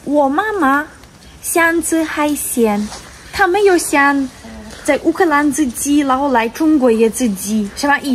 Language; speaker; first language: Chinese; non-native, learner; Ukrainian